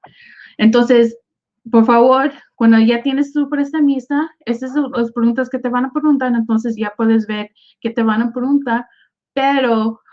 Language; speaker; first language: Spanish; early bilingual, other home language; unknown